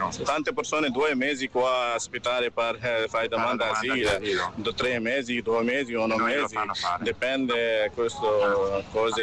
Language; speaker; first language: Italian; non-native, learner; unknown